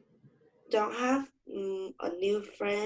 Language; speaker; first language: English; non-native, learner; Vietnamese